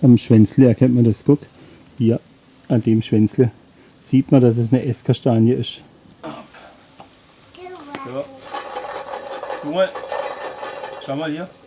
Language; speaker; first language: German; native; German